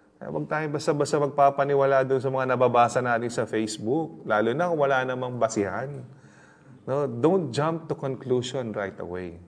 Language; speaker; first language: Filipino; native; Filipino